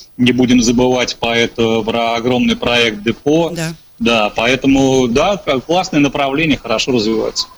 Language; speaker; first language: Russian; native; Russian